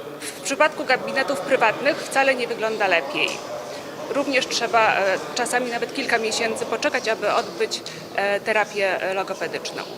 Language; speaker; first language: Polish; native; Polish